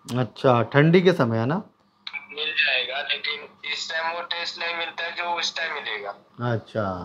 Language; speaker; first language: Hindi; native; Hindi